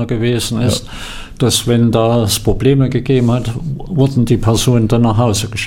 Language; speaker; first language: German; native; German